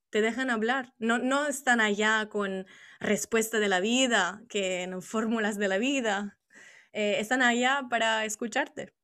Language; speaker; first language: Spanish; non-native, fluent; Italian